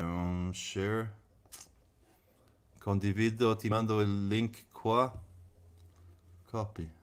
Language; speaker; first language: Italian; non-native, fluent; English